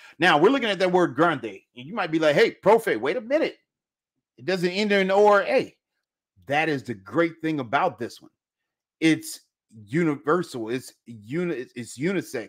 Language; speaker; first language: English; native; English